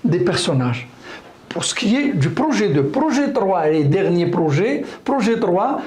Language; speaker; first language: French; non-native, local second language; Arabic